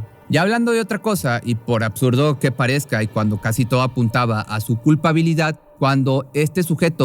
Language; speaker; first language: Spanish; native; Spanish